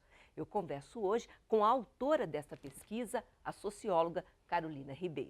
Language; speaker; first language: Portuguese; native; Portuguese